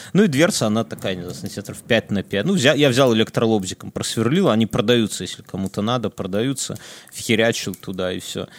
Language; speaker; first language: Russian; native; Russian